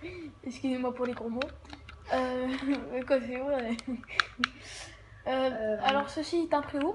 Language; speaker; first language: French; native; French